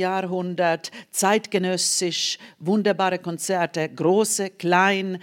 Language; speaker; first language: German; non-native, fluent; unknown